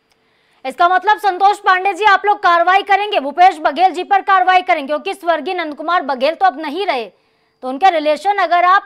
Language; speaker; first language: Hindi; native; Hindi